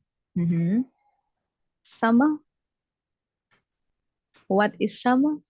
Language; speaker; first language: English; non-native, fluent; Javanese